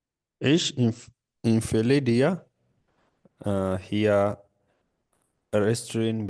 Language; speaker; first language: German; non-native, learner; Urdu